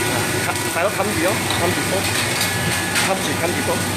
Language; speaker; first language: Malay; non-native, local second language; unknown